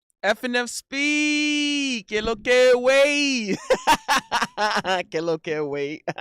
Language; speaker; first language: Spanish; non-native, learner; English